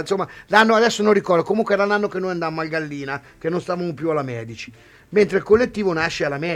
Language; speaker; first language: Italian; native; Italian